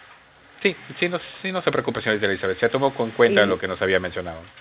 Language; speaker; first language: Spanish; native; Spanish